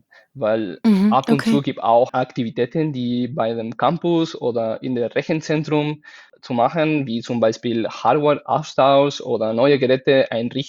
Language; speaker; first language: German; non-native, fluent; Spanish